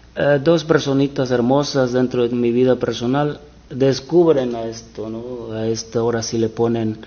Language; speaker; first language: Spanish; native; Spanish